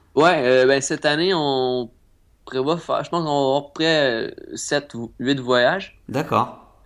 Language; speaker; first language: French; native; French